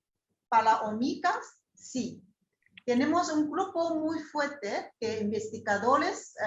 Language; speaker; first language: Spanish; non-native, fluent; Chinese